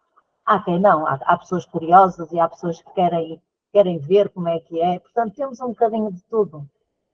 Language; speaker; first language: Portuguese; native; Portuguese